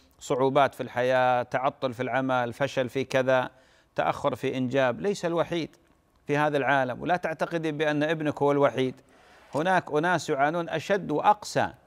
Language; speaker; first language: Arabic; native; Arabic